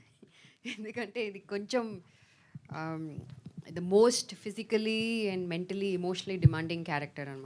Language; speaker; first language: Telugu; non-native, fluent; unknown